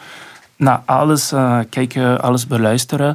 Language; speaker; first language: Dutch; non-native, local second language; French